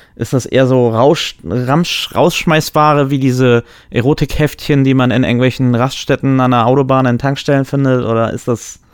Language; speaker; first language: German; early bilingual, other home language; Polish